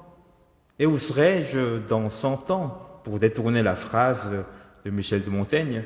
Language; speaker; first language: French; non-native, fluent; Korean